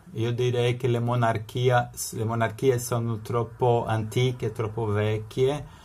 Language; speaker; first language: Italian; non-native, fluent; Spanish